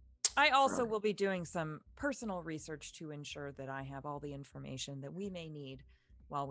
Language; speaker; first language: English; native; English